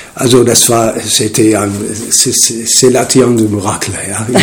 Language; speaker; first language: French; non-native, learner; German